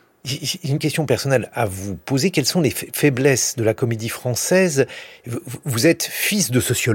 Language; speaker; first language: French; native; French